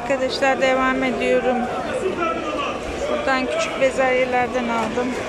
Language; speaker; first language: Turkish; native; Turkish